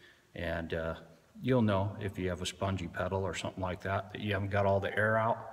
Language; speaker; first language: English; native; English